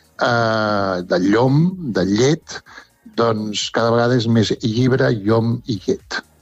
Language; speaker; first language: Catalan; native; Catalan